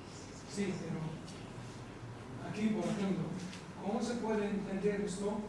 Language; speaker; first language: Spanish; non-native, fluent; Arabic